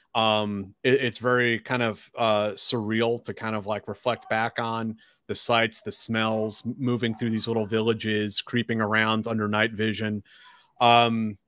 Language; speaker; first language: English; native; English